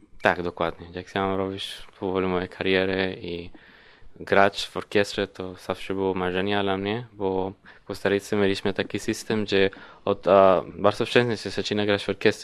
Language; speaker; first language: Polish; non-native, learner; Spanish